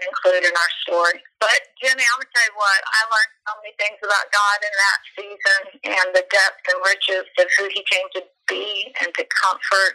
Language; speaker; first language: English; native; English